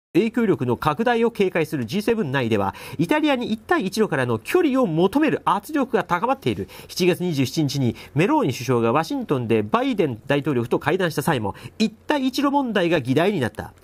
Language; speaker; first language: Japanese; native; Japanese